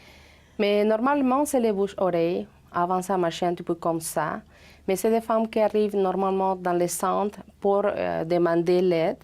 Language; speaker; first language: French; non-native, fluent; Spanish